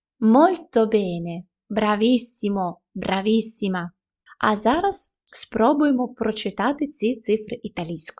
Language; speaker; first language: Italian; non-native, fluent; Ukrainian